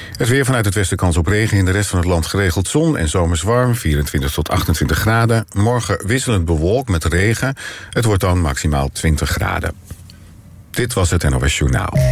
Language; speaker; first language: Dutch; native; Dutch